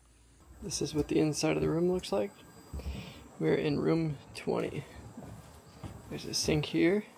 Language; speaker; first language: English; native; English